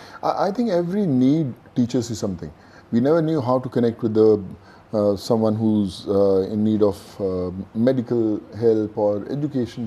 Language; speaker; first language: English; non-native, local second language; Punjabi